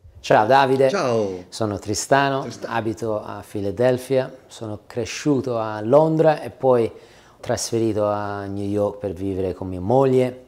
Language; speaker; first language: Italian; early bilingual, heritage; English